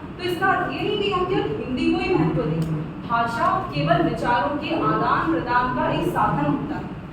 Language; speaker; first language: Hindi; native; Hindi